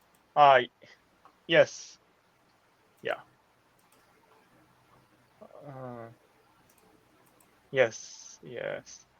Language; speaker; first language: English; non-native, learner; Japanese